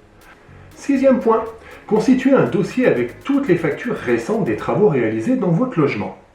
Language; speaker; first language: French; native; French